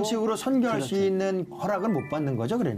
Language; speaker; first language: Korean; native; Korean